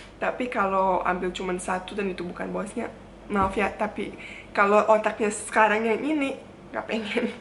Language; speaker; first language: Indonesian; non-native, fluent; Bosnian